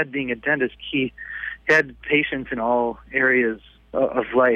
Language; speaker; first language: English; native; English